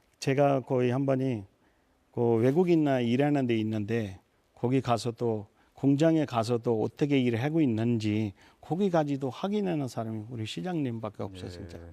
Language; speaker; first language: Korean; non-native, fluent; Punjabi